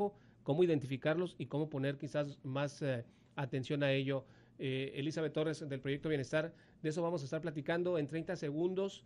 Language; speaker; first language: Spanish; native; Spanish